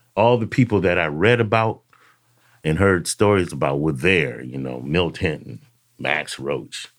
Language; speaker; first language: English; native; English